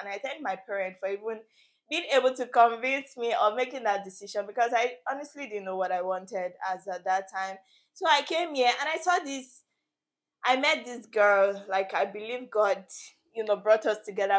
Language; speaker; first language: English; non-native, local second language; Yoruba